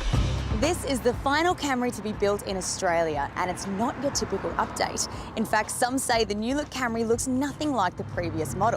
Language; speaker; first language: English; native; English